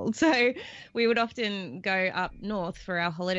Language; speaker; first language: English; native; English